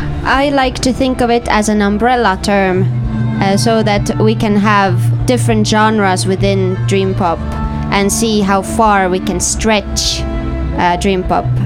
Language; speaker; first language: English; non-native, fluent; Estonian